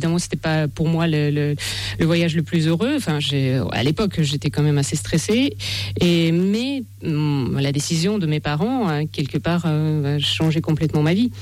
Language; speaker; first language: French; non-native, fluent; Russian